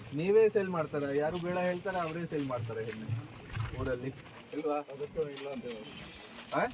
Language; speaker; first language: Kannada; non-native, learner; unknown